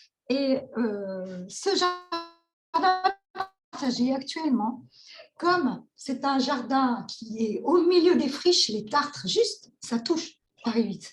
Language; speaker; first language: French; native; French